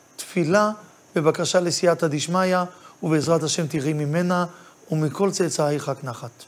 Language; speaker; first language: Hebrew; native; Hebrew